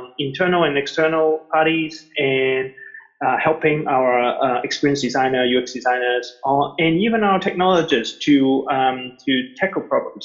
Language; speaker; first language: English; non-native, local second language; Cantonese